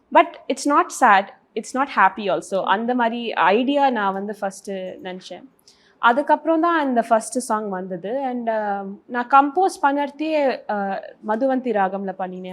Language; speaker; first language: Tamil; early bilingual, heritage; Tamil